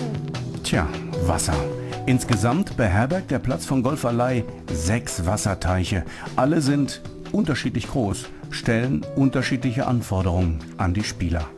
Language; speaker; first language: German; native; German